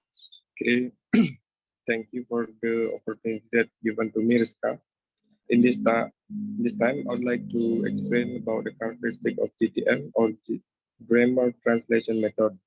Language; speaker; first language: English; non-native, learner; Indonesian